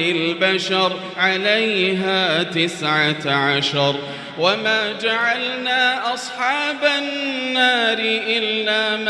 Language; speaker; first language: Arabic; native; Arabic